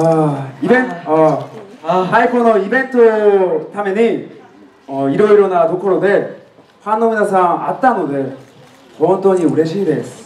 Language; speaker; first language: Japanese; non-native, learner; Korean